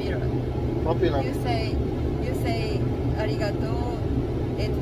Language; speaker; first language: English; non-native, learner; Japanese